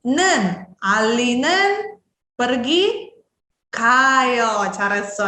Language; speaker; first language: Korean; non-native, fluent; Indonesian